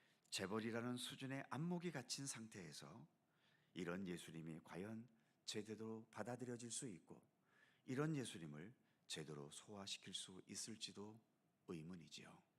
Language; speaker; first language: Korean; native; Korean